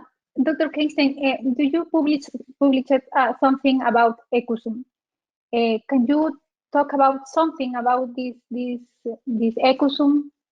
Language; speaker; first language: English; non-native, learner; Spanish